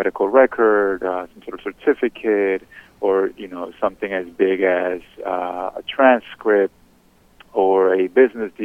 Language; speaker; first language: English; early bilingual, other home language; Spanish